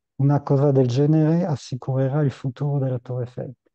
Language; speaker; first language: Italian; non-native, fluent; French